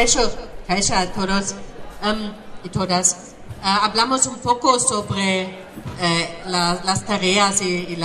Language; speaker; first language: Spanish; non-native, learner; German